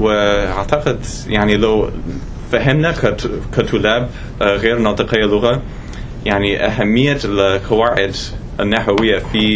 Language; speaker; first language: Arabic; non-native, fluent; English